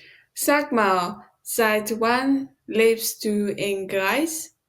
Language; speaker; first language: German; non-native, learner; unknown